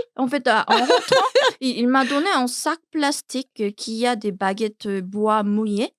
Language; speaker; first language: French; non-native, learner; Korean